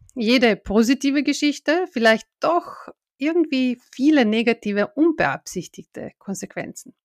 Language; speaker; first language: German; native; German